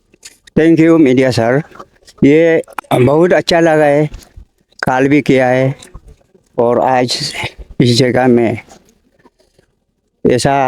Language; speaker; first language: Hindi; non-native, local second language; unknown